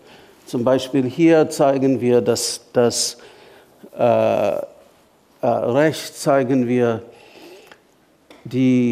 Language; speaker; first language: German; non-native, fluent; English